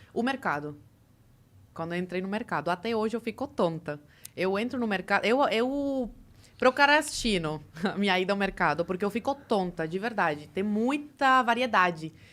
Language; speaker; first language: Portuguese; early bilingual, other home language; Spanish